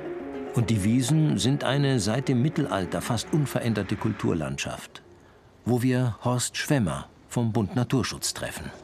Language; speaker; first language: German; native; German